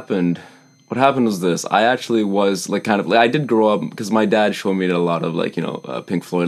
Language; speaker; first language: English; native; English